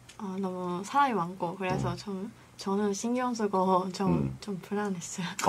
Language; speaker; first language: Korean; non-native, learner; Japanese